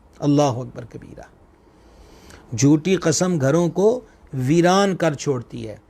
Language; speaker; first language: Urdu; non-native, local second language; Punjabi